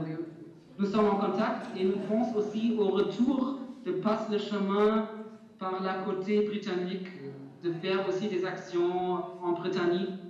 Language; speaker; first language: French; non-native, fluent; German